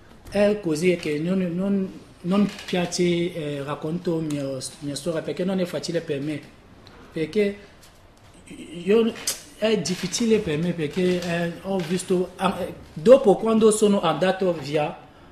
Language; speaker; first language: Italian; non-native, learner; French